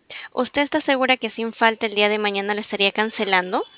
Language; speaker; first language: Spanish; native; Spanish